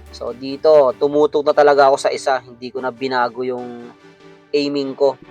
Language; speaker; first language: Filipino; non-native, local second language; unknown